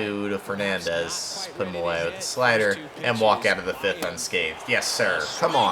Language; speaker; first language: English; native; English